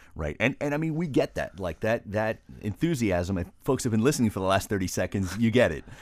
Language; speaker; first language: English; early bilingual, other home language; Spanish